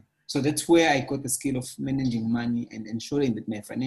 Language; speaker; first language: English; non-native, local second language; Zulu